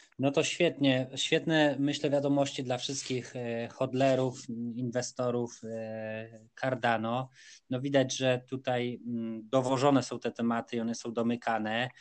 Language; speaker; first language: Polish; native; Polish